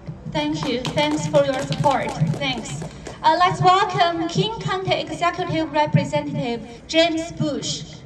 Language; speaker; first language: English; non-native, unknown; Chinese